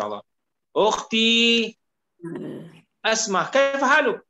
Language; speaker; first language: Arabic; non-native, fluent; Malay